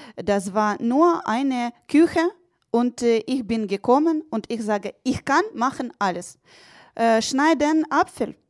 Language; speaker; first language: German; non-native, learner; Ukrainian